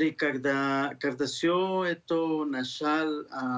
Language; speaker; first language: Russian; non-native, learner; Spanish